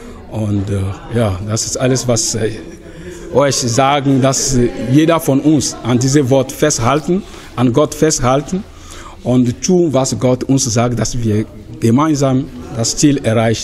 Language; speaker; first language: German; non-native, learner; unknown